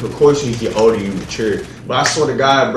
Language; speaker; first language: English; native; English